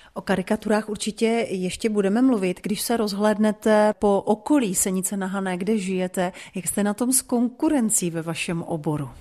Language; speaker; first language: Czech; native; Czech